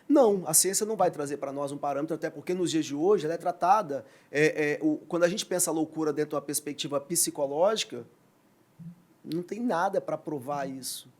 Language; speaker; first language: Portuguese; native; Portuguese